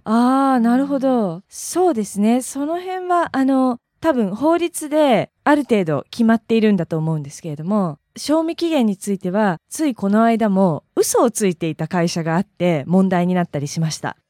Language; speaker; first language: Japanese; native; Japanese